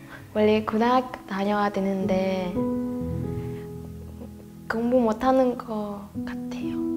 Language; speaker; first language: Korean; early bilingual, other home language; Vietnamese